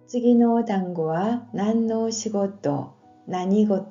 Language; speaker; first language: Japanese; non-native, fluent; Korean